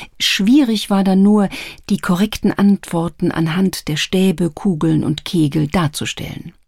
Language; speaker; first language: German; native; German